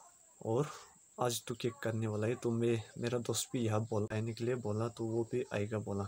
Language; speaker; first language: Hindi; non-native, local second language; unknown